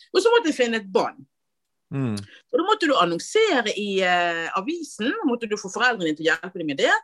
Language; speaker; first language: Norwegian; native; Norwegian